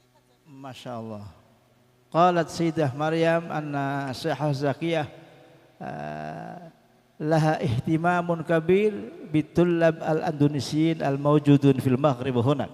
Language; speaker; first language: Arabic; non-native, fluent; Indonesian